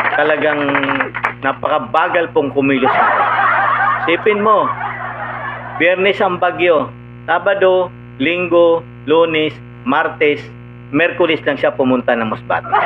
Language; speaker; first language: Filipino; non-native, local second language; Cebuano